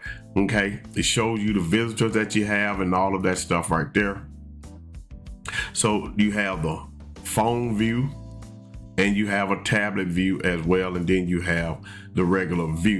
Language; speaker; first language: English; native; English